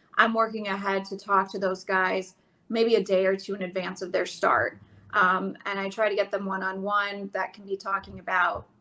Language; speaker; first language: English; native; English